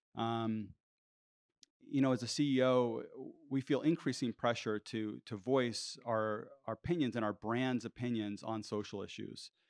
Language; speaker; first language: English; early bilingual, heritage; English